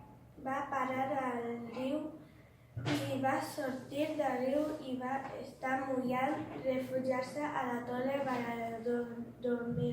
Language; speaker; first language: Catalan; non-native, learner; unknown